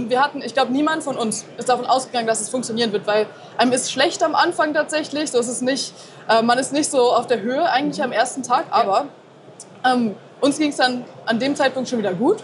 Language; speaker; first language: German; native; German